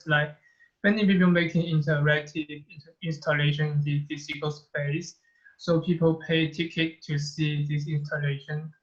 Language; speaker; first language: English; non-native, fluent; Chinese